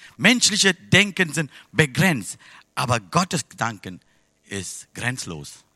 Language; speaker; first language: German; non-native, fluent; Tamil